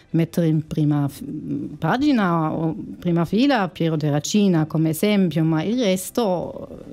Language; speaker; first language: Italian; non-native, fluent; German